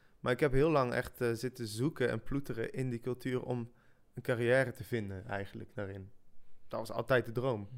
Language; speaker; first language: Dutch; early bilingual, other home language; French